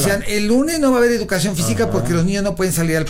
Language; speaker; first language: Spanish; native; Spanish